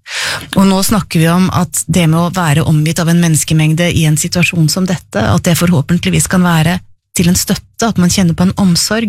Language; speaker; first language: Norwegian; native; Norwegian